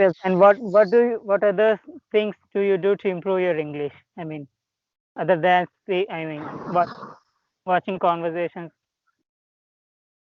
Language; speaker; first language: English; non-native, local second language; Telugu